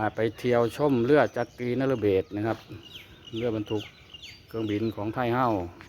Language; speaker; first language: Thai; native; Thai